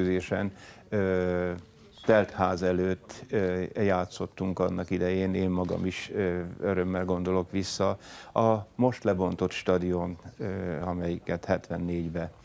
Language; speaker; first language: Hungarian; native; Hungarian